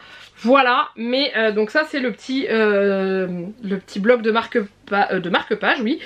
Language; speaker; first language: French; native; French